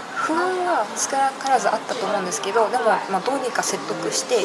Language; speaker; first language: Japanese; native; Japanese